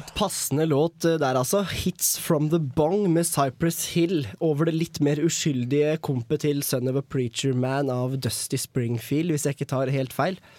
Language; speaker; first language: Norwegian; native; Norwegian